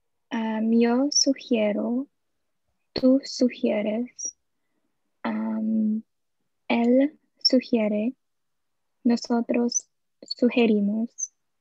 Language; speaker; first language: Spanish; non-native, learner; English